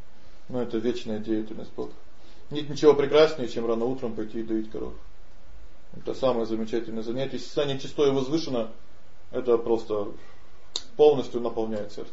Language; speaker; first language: Russian; native; Russian